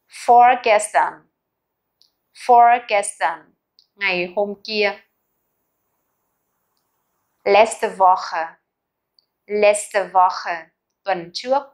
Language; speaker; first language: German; non-native, fluent; Vietnamese